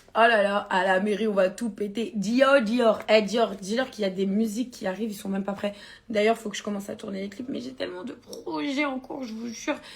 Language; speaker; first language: French; native; French